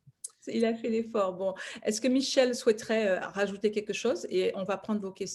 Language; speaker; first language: French; native; French